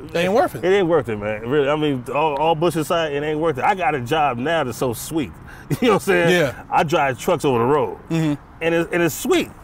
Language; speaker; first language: English; native; English